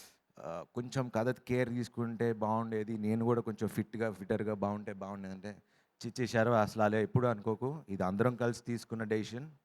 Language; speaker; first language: Telugu; native; Telugu